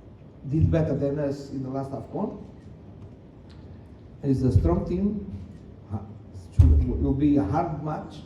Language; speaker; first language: English; non-native, learner; Portuguese